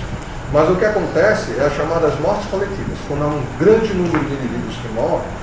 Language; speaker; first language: Portuguese; native; Portuguese